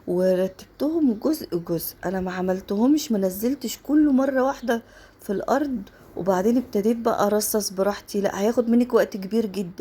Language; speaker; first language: Arabic; native; Arabic